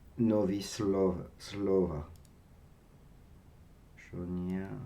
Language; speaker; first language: Polish; non-native, learner; French